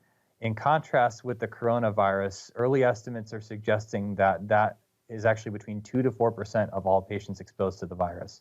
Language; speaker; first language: English; native; English